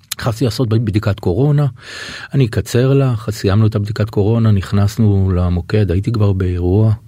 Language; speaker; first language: Hebrew; native; Hebrew